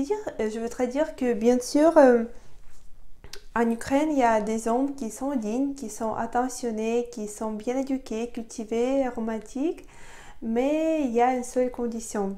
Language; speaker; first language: French; non-native, fluent; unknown